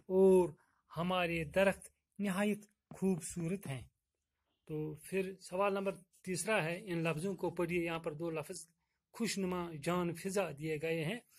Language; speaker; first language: Urdu; non-native, local second language; Kashmiri